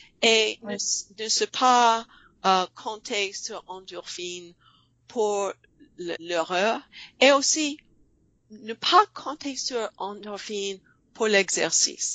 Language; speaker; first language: French; non-native, fluent; English